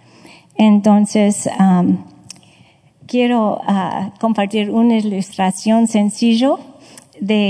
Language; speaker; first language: Spanish; non-native, fluent; English